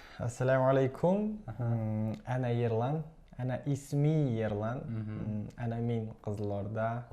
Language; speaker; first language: Arabic; non-native, learner; Kazakh